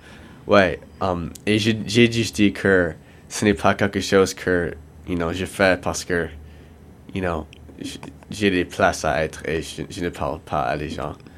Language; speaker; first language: French; non-native, local second language; English